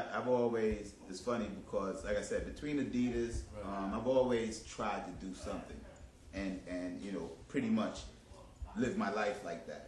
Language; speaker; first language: English; native; English